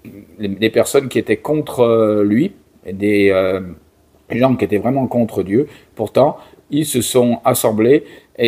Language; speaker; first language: French; native; French